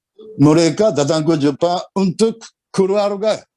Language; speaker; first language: Indonesian; non-native, learner; Japanese